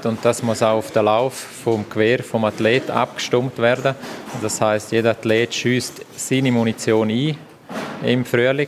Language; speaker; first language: German; native; German